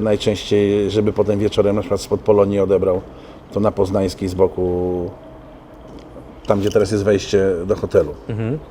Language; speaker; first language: Polish; native; Polish